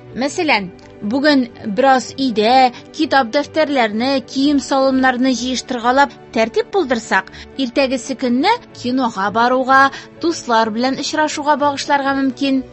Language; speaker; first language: Tatar; native; Tatar